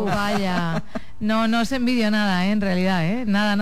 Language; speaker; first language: Spanish; native; Spanish